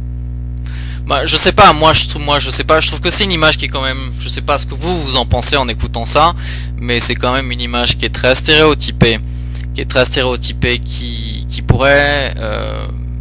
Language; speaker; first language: French; early bilingual, other home language; Portuguese